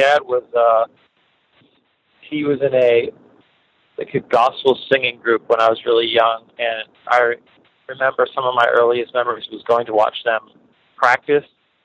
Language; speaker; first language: English; native; English